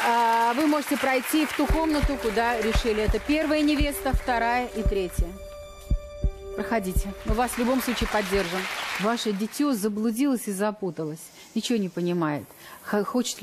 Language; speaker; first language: Russian; native; Russian